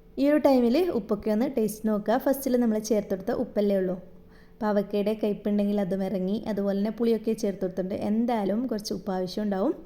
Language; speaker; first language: Malayalam; native; Malayalam